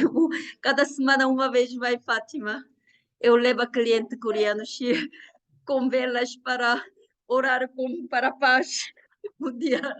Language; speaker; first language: Portuguese; non-native, learner; Korean